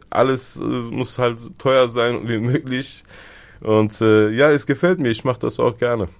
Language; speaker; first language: German; early bilingual, other home language; Turkish